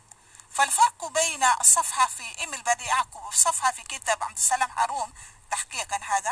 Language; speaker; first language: Arabic; non-native, fluent; Malay